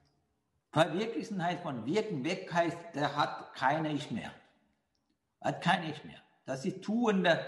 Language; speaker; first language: German; non-native, fluent; Sinhala